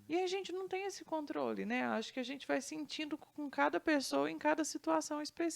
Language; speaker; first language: Portuguese; native; Portuguese